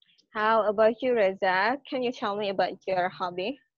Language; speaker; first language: English; non-native, fluent; Indonesian